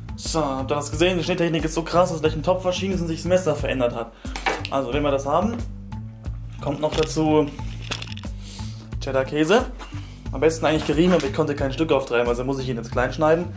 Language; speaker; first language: German; native; German